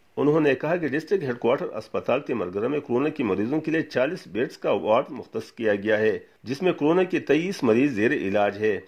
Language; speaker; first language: Urdu; non-native, local second language; Pashto